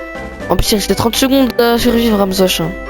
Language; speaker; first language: French; native; French